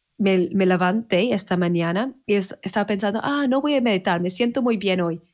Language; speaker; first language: Spanish; non-native, fluent; English